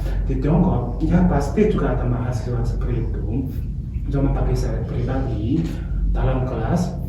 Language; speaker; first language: Indonesian; non-native, fluent; Chinese